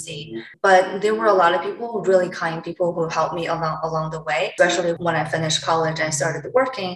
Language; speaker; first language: English; non-native, fluent; Chinese